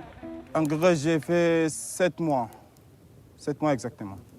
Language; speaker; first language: French; non-native, learner; Arabic